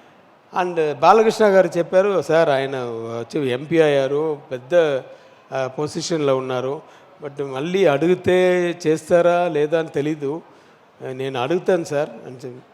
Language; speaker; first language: Telugu; non-native, learner; Tamil